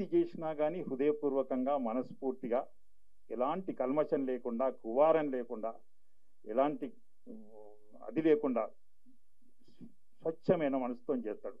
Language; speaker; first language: Telugu; native; Telugu